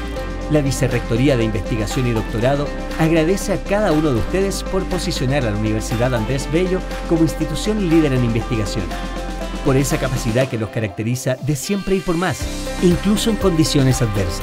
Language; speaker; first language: Spanish; native; Spanish